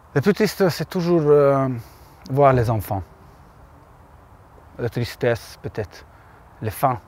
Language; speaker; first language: French; non-native, learner; Hungarian